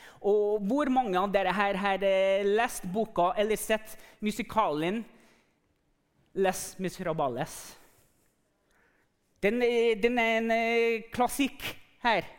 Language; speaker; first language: Norwegian; non-native, fluent; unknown